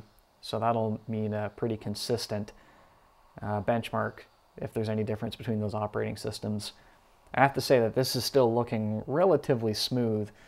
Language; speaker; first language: English; native; English